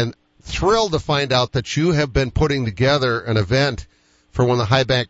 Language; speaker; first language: English; native; English